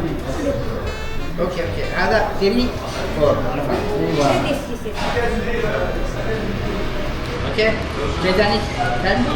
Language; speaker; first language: Arabic; non-native, learner; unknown